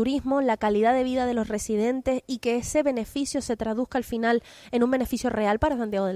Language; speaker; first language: Spanish; native; Spanish